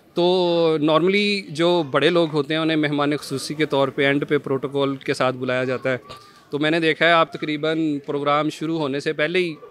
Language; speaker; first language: Urdu; non-native, local second language; Punjabi